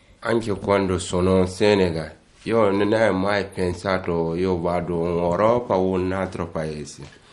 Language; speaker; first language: Italian; non-native, learner; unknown